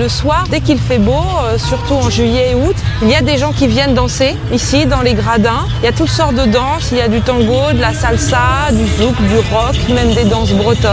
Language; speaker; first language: French; native; French